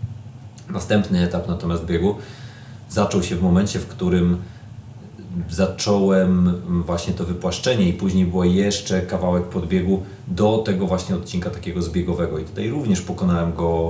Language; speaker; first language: Polish; native; Polish